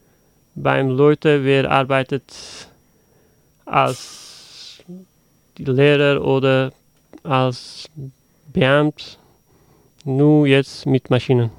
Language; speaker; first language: German; non-native, learner; Uzbek